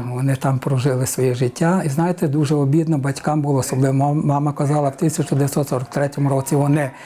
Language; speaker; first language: Ukrainian; native; Ukrainian